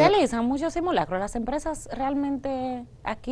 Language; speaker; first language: Spanish; native; Spanish